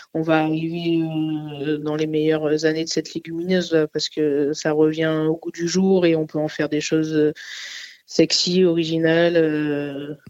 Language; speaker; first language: French; native; French